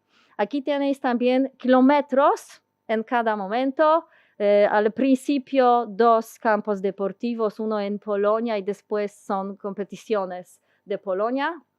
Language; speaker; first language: Spanish; non-native, learner; Polish